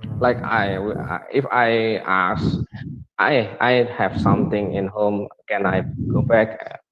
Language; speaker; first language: English; non-native, learner; Indonesian